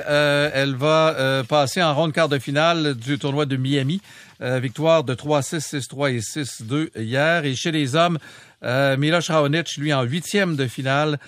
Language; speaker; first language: French; native; French